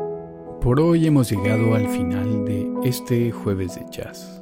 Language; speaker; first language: Spanish; native; Spanish